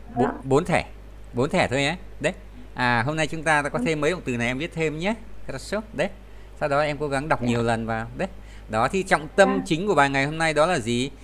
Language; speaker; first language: Vietnamese; native; Vietnamese